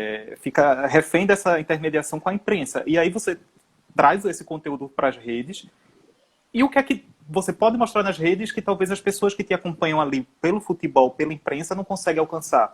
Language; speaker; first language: Portuguese; native; Portuguese